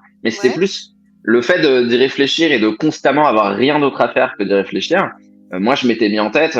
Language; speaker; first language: French; native; French